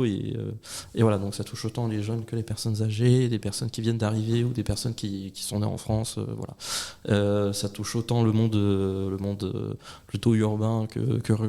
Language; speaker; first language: French; native; French